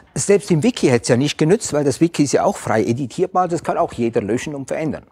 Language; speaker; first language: German; native; German